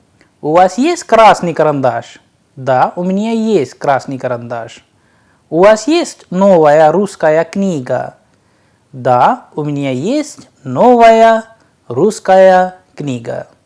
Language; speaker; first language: Russian; non-native, fluent; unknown